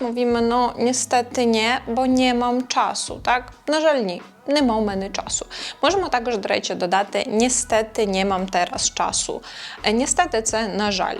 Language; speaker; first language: Polish; non-native, fluent; Ukrainian